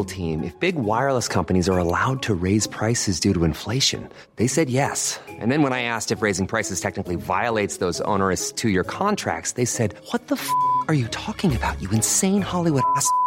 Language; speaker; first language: English; native; English